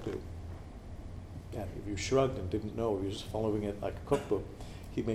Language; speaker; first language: English; non-native, local second language; Tamil